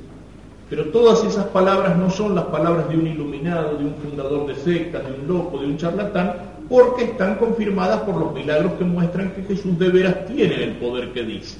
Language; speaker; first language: Spanish; native; Spanish